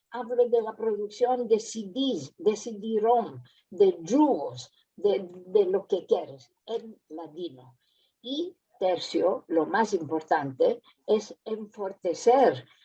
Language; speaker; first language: Spanish; early bilingual, heritage; Ladino